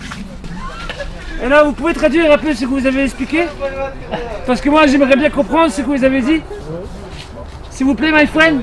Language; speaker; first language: French; non-native, learner; Pashto